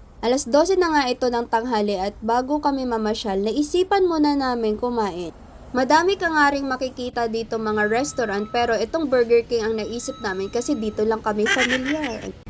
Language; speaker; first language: Filipino; native; Filipino